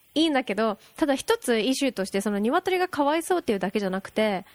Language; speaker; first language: Japanese; early bilingual, heritage; Japanese